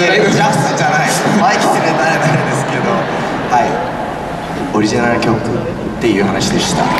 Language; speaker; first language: Japanese; non-native, fluent; Korean